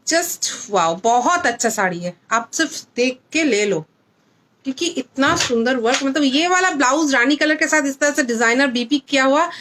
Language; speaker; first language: Hindi; non-native, local second language; Bangla